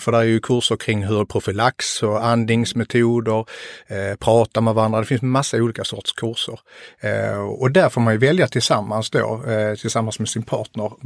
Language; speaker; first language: Swedish; native; Swedish